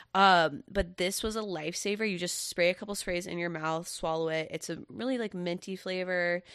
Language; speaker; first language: English; native; English